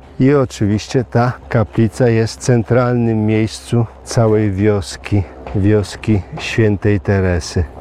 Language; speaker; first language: Polish; native; Polish